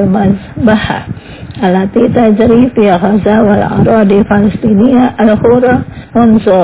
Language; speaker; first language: Arabic; non-native, fluent; Indonesian